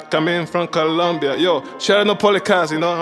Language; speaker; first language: English; non-native, fluent; Spanish